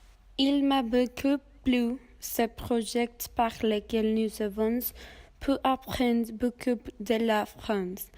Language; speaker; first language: French; non-native, learner; Spanish